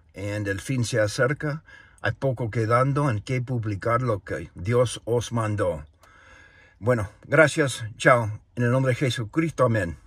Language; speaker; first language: Spanish; non-native, learner; English